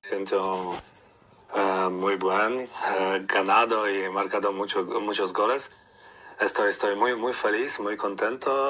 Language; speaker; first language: Spanish; non-native, learner; Polish